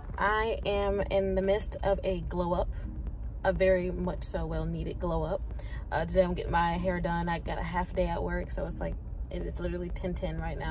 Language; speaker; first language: English; native; English